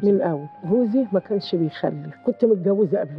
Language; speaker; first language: Arabic; native; Arabic